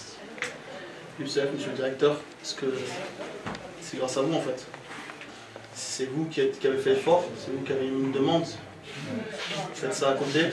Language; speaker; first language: French; early bilingual, other home language; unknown